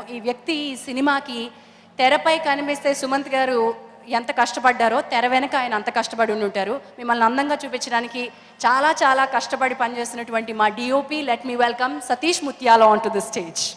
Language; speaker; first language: Telugu; native; Telugu